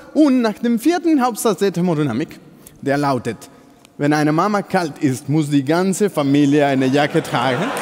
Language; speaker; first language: German; non-native, fluent; Spanish